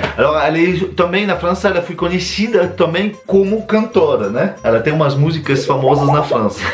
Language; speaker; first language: Portuguese; non-native, fluent; French